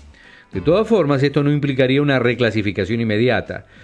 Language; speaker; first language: Spanish; native; Spanish